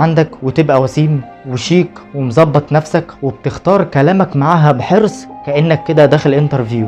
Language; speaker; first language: Arabic; native; Arabic